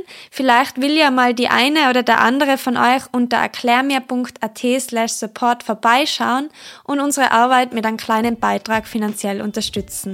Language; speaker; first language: German; native; German